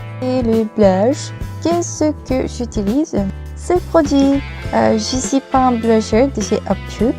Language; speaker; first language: French; non-native, learner; Korean